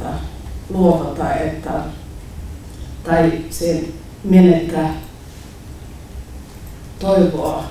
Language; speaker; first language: Finnish; non-native, learner; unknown